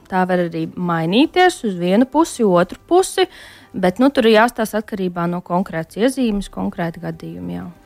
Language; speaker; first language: Latvian; native; Latvian